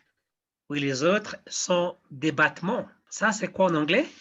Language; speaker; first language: French; non-native, fluent; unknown